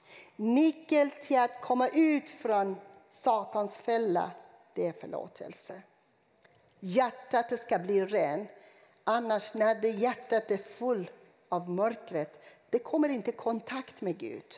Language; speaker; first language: Swedish; non-native, fluent; Persian